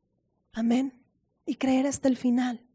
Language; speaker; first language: Spanish; native; Spanish